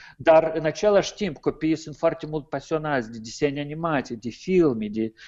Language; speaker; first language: Romanian; native; Romanian